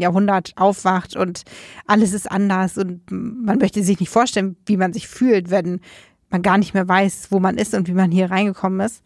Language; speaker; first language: German; native; German